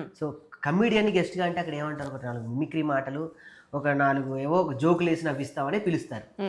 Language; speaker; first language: Telugu; native; Telugu